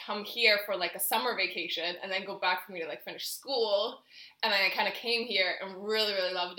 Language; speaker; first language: English; non-native, fluent; German